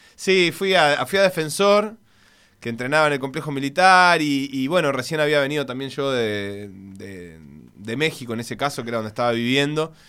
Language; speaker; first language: Spanish; native; Spanish